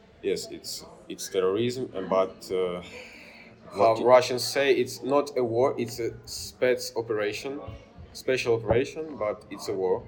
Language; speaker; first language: English; non-native, learner; Ukrainian